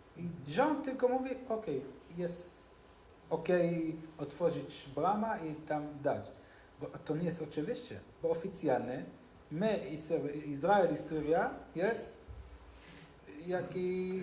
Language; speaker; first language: Polish; non-native, learner; Hebrew